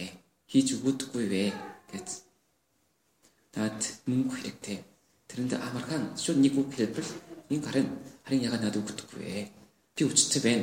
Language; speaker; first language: Mongolian; non-native, learner; Korean